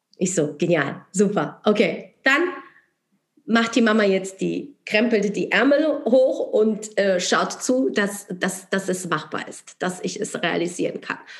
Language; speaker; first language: German; non-native, fluent; Polish